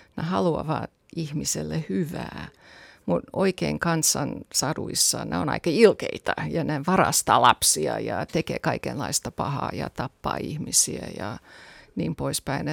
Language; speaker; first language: Finnish; non-native, fluent; English